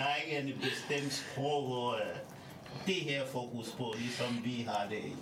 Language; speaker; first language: Danish; early bilingual, other home language; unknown